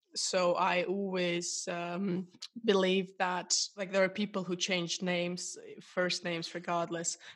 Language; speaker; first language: English; non-native, fluent; Russian